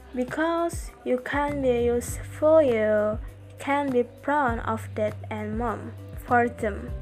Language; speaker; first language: English; non-native, learner; Indonesian